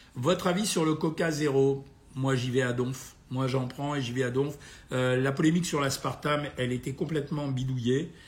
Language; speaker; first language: French; native; French